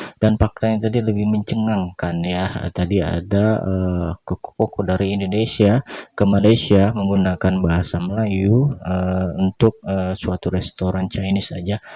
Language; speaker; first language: Indonesian; native; Indonesian